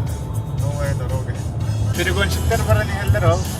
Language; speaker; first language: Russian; non-native, local second language; Yakut